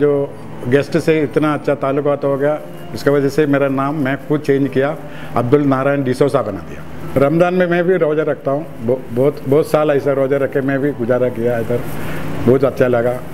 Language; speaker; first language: Hindi; non-native, local second language; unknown